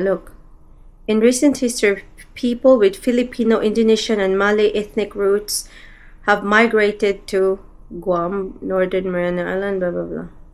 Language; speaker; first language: English; non-native, local second language; Cebuano